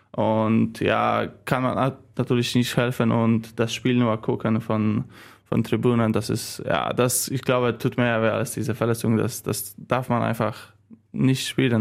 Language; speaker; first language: German; non-native, learner; Polish